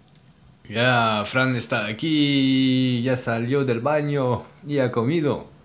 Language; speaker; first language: Spanish; non-native, learner; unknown